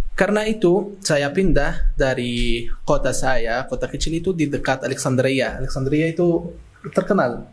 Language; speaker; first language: Indonesian; non-native, fluent; Arabic